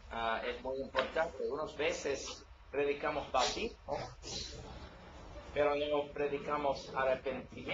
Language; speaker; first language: Spanish; non-native, learner; English